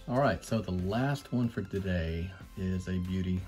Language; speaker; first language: English; native; English